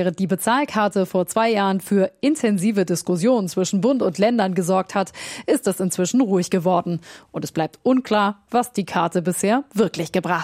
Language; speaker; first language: German; native; German